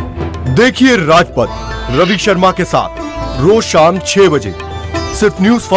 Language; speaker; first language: Hindi; native; Hindi